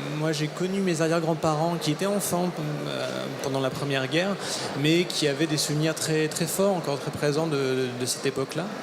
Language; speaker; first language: French; native; French